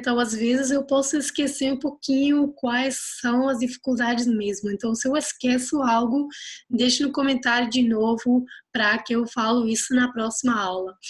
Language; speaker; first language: Portuguese; non-native, fluent; Dutch